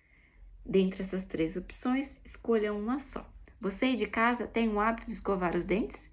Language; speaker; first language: Portuguese; native; Portuguese